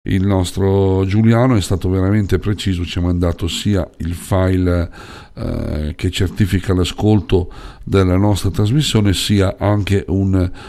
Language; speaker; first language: Italian; native; Italian